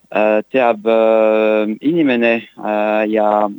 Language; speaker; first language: Estonian; non-native, learner; French